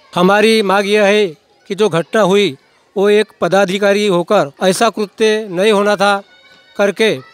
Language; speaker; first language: Hindi; non-native, local second language; Marathi